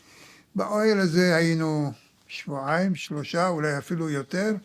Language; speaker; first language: Hebrew; early bilingual, other home language; Arabic